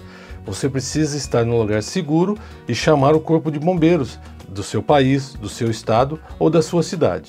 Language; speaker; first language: Portuguese; native; Portuguese